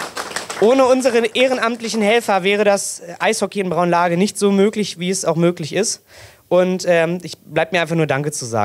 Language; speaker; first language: German; native; German